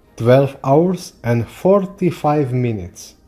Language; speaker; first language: English; non-native, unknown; Slovak